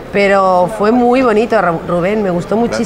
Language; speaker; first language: Spanish; native; Spanish